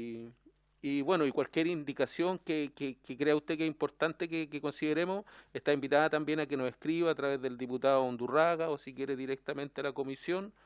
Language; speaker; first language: Spanish; native; Spanish